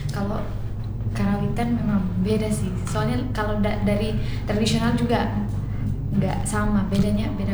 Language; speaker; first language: Indonesian; non-native, fluent; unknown